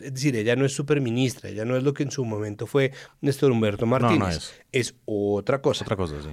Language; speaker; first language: Spanish; native; Spanish